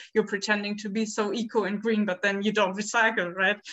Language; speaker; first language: English; non-native, fluent; German